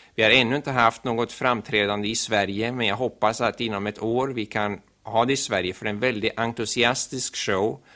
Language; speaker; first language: Swedish; native; Swedish